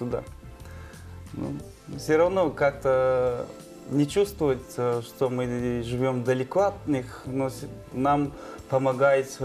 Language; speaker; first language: Russian; non-native, fluent; Turkmen